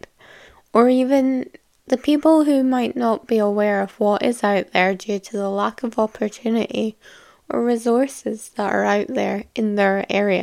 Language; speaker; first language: English; native; English